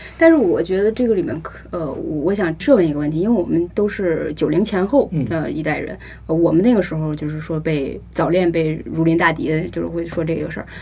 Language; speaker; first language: Chinese; native; Chinese